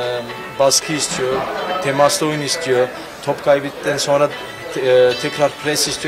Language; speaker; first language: Turkish; early bilingual, heritage; Turkish